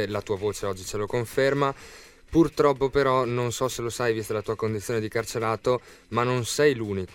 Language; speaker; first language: Italian; native; Italian